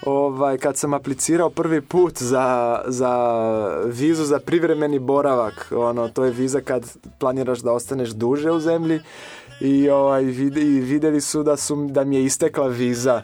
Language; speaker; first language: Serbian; non-native, fluent; Portuguese